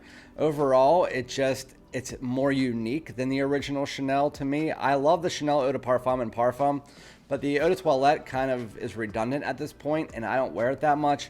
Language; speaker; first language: English; native; English